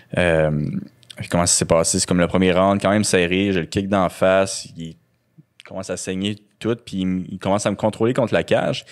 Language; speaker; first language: French; native; French